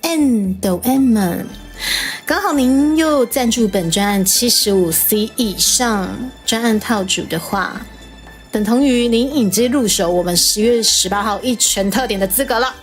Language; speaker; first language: Chinese; native; Chinese